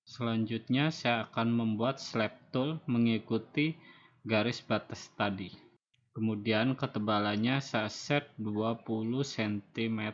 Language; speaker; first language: Indonesian; native; Indonesian